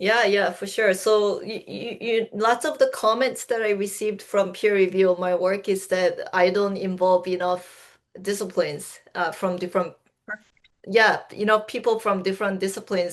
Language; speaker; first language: English; non-native, fluent; Korean